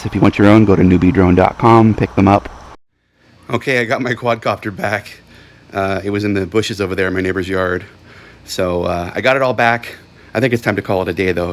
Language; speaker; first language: English; native; English